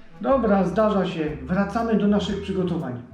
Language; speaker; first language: Polish; native; Polish